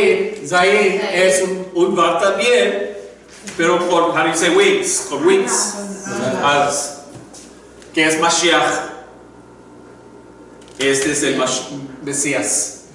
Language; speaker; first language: Spanish; non-native, learner; English